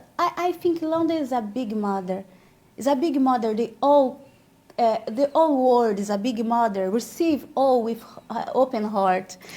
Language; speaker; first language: English; non-native, learner; Portuguese